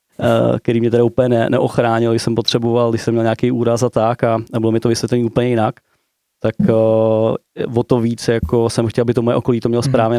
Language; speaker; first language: Czech; native; Czech